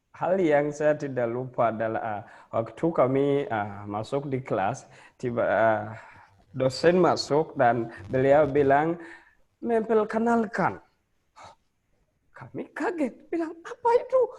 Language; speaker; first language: Indonesian; non-native, learner; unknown